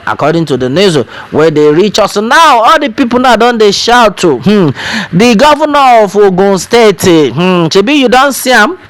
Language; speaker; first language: Nigerian Pidgin; non-native, local second language; Yoruba